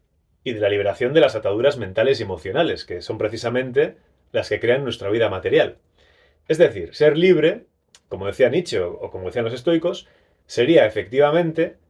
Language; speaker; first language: Spanish; native; Spanish